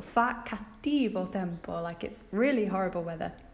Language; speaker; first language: English; native; English